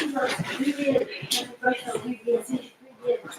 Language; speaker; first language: Spanish; non-native, fluent; English